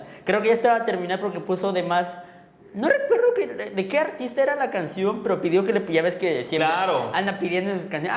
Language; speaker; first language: Spanish; native; Spanish